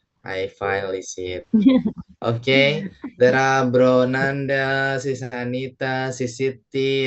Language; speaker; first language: English; non-native, fluent; Indonesian